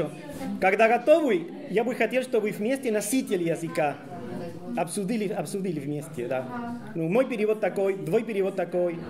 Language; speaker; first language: Russian; non-native, fluent; Spanish